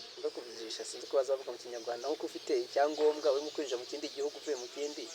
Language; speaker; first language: Kinyarwanda; early bilingual, heritage; Kinyarwanda